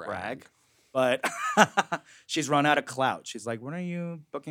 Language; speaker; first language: English; early bilingual, other home language; Korean